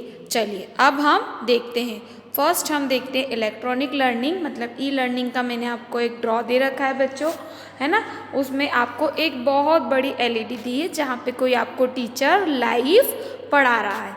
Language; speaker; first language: Hindi; native; Hindi